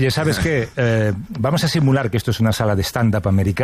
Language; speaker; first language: Spanish; native; Spanish